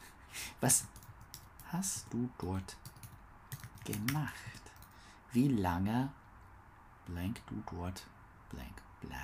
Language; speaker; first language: German; non-native, learner; English